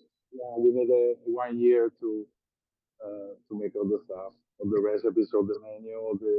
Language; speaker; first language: English; non-native, learner; Italian